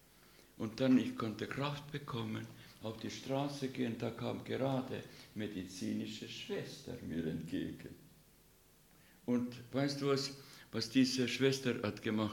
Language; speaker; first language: German; non-native, learner; Russian